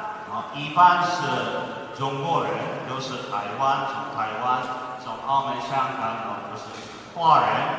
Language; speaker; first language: Chinese; non-native, fluent; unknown